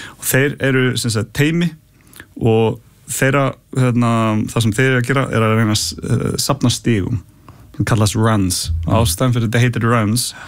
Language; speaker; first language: Icelandic; early bilingual, heritage; Icelandic